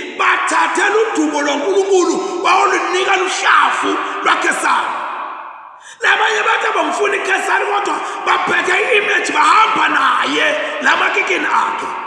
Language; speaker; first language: Zulu; non-native, local second language; Swati